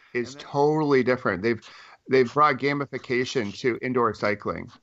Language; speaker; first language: English; native; English